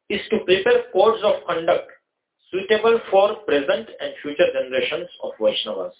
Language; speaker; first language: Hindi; non-native, local second language; Gujarati